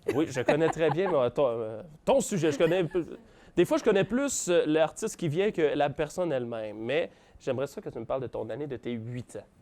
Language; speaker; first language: French; native; French